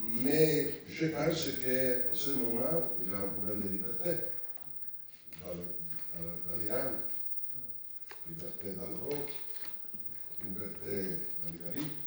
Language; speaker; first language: French; non-native, learner; Italian